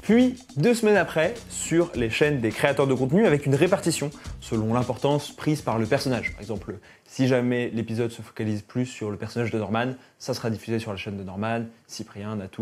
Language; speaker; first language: French; native; French